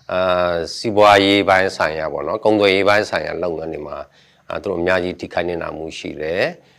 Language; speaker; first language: Burmese; non-native, local second language; S'gaw Karen